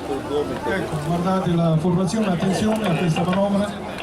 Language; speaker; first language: Italian; native; Italian